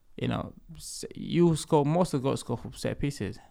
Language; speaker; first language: English; early bilingual, other home language; Lingala